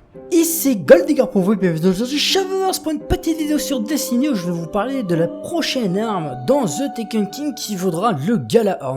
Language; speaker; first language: French; native; French